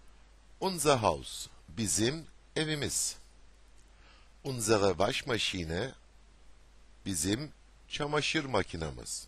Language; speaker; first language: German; non-native, fluent; Turkish